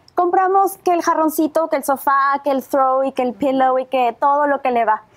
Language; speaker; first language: Spanish; native; Spanish